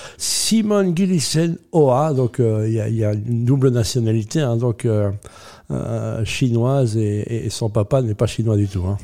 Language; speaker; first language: French; native; French